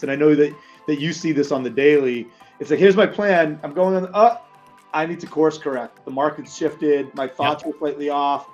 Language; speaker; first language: English; native; English